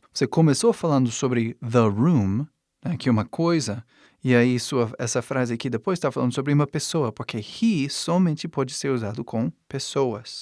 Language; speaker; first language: Portuguese; non-native, fluent; English